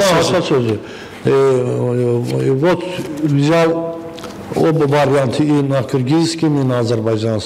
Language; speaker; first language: Russian; non-native, fluent; Azerbaijani